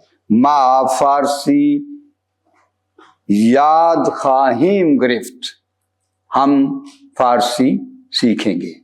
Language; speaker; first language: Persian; non-native, fluent; Urdu